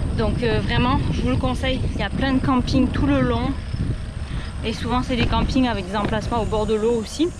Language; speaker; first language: French; native; French